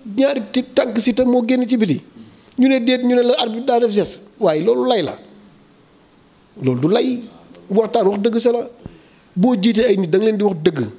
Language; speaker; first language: Wolof; non-native, local second language; Serer